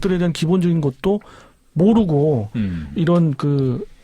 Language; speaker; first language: Korean; native; Korean